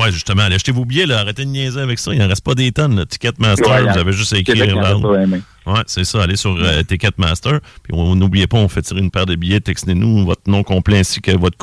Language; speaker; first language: French; native; French